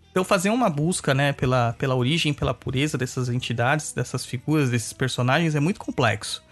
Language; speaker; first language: Portuguese; native; Portuguese